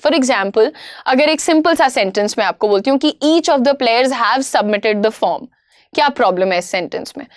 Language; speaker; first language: Hindi; native; Hindi